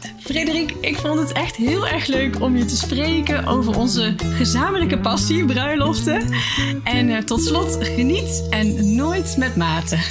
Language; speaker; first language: Dutch; native; Dutch